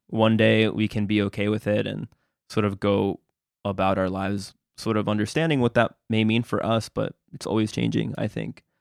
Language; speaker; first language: English; early bilingual, other home language; Spanish